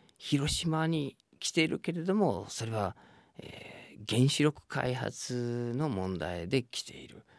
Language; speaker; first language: Japanese; non-native, fluent; English